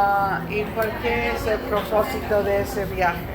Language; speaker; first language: Spanish; non-native, learner; English